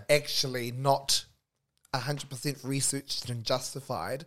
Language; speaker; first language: English; non-native, local second language; Māori